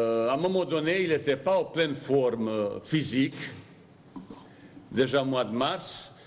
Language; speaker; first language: French; non-native, fluent; Bosnian